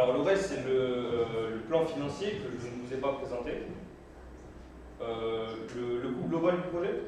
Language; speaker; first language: French; native; French